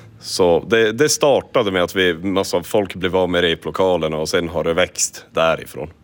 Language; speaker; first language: Swedish; native; Swedish